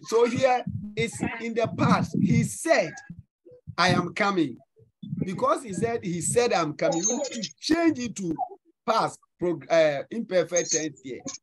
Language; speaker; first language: English; non-native, local second language; Akan